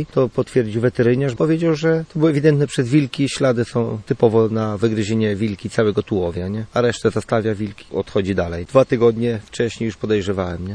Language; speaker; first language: Polish; native; Polish